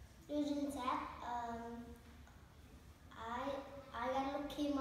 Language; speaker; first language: English; non-native, learner; Vietnamese